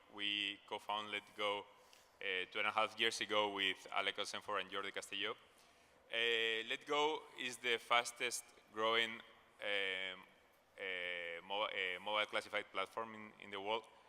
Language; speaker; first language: English; non-native, fluent; Spanish